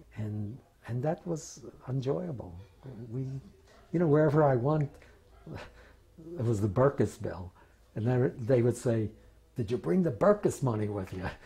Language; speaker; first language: English; native; English